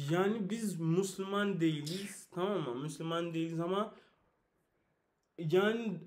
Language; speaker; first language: Turkish; non-native, learner; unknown